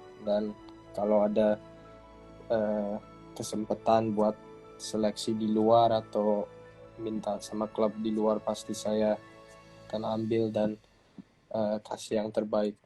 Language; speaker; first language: Indonesian; early bilingual, heritage; English